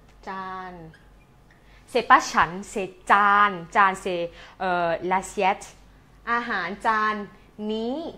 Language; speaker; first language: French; non-native, fluent; Thai